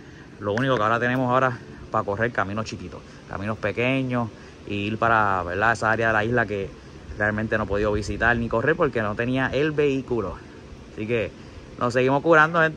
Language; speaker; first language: Spanish; native; Spanish